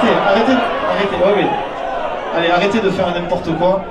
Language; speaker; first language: French; native; French